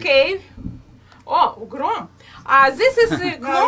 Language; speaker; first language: English; non-native, learner; Russian